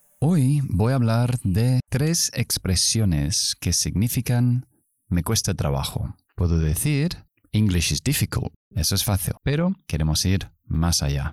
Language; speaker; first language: Spanish; non-native, fluent; English